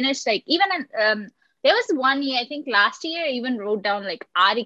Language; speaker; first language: English; non-native, local second language; Sinhala